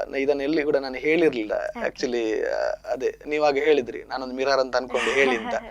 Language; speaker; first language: Kannada; non-native, local second language; Tulu